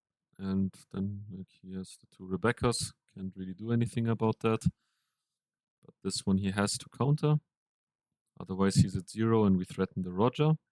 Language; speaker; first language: English; non-native, fluent; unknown